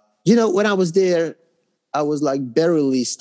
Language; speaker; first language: English; non-native, fluent; Hungarian